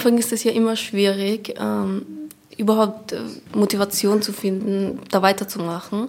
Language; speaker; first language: German; early bilingual, other home language; Persian